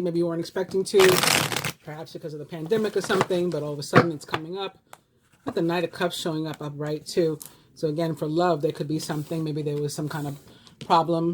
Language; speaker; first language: English; native; English